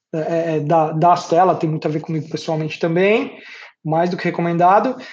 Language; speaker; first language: Portuguese; native; Portuguese